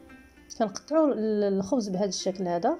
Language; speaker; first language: Arabic; native; Arabic